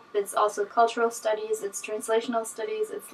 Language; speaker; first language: English; non-native, fluent; German